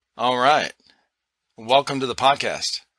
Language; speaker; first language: English; native; English